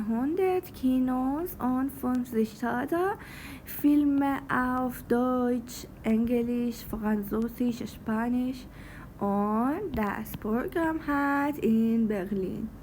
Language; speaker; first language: German; non-native, fluent; Persian